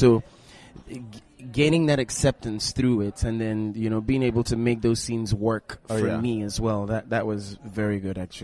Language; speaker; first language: English; non-native, local second language; Igbo